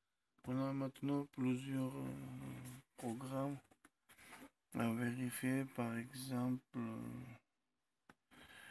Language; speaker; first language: French; non-native, learner; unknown